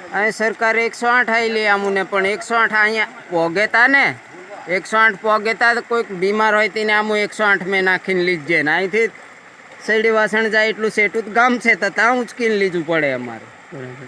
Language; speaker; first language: Gujarati; non-native, local second language; Rathawi